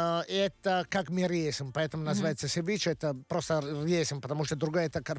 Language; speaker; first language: Russian; non-native, learner; Italian